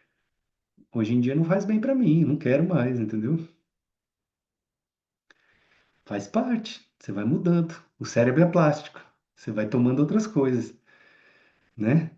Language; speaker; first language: Portuguese; native; Portuguese